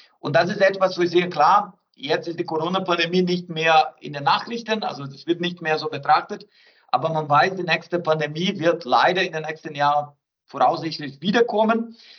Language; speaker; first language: German; non-native, fluent; Portuguese